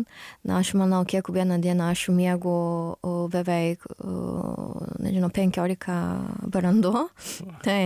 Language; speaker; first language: Lithuanian; non-native, learner; Japanese